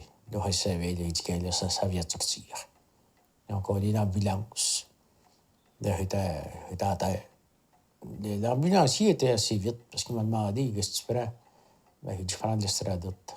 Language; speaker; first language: French; native; French